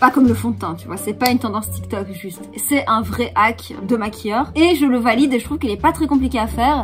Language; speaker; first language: French; native; French